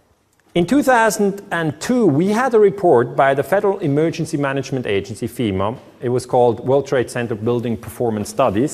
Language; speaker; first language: English; non-native, fluent; German